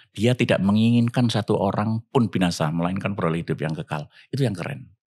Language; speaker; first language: Indonesian; native; Indonesian